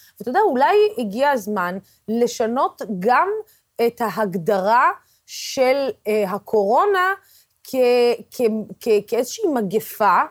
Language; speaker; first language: Hebrew; non-native, local second language; Arabic